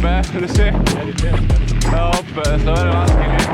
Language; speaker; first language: Norwegian; non-native, learner; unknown